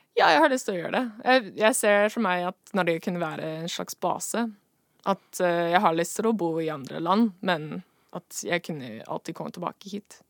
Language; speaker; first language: Norwegian; non-native, fluent; English